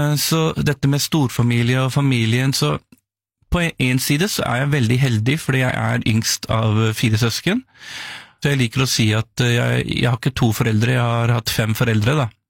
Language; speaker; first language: Norwegian; early bilingual, other home language; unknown